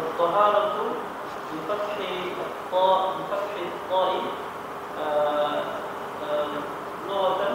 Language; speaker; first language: Arabic; non-native, learner; Indonesian